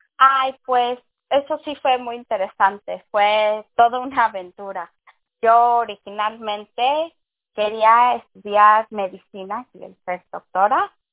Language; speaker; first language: Spanish; early bilingual, heritage; Spanish